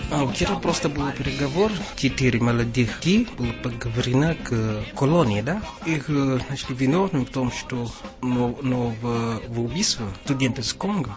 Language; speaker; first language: Russian; non-native, fluent; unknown